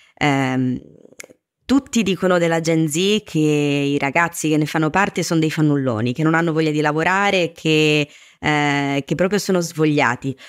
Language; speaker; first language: Italian; native; Italian